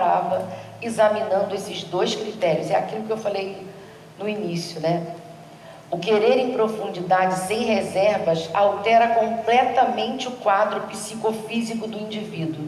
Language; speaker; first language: Portuguese; native; Portuguese